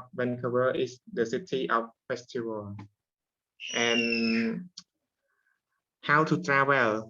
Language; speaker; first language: English; non-native, learner; Khmer